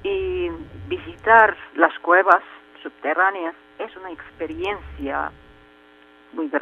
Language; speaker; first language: Spanish; non-native, fluent; Turkish